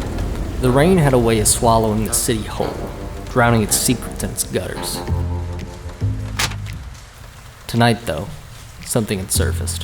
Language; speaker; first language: English; native; English